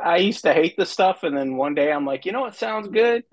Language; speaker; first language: English; native; English